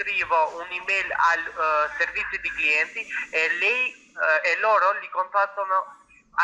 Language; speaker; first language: Italian; non-native, local second language; Albanian